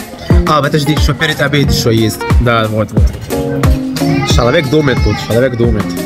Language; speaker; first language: Russian; non-native, learner; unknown